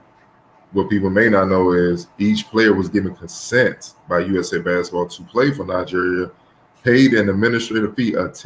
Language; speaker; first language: English; native; English